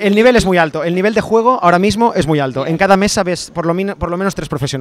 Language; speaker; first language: Spanish; native; Spanish